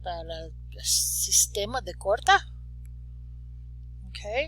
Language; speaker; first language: Spanish; non-native, learner; English